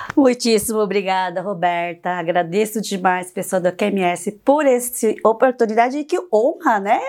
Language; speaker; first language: Portuguese; early bilingual, other home language; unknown